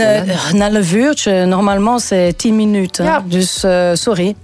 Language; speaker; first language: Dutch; non-native, local second language; French